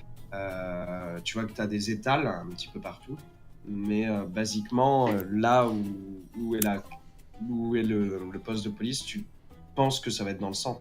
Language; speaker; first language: French; native; French